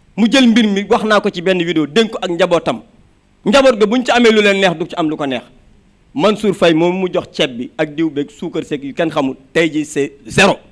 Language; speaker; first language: Wolof; native; Wolof